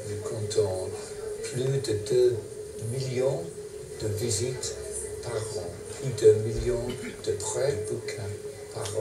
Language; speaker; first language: French; non-native, fluent; English